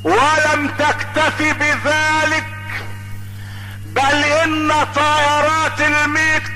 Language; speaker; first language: Arabic; native; Arabic